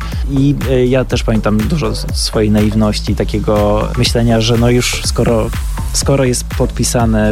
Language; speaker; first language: Polish; native; Polish